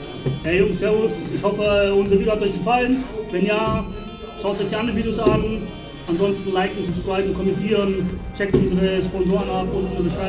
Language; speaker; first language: German; native; German